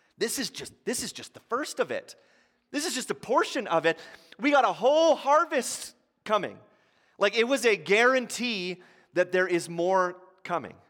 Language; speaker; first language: English; native; English